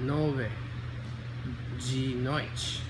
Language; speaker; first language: Portuguese; non-native, learner; English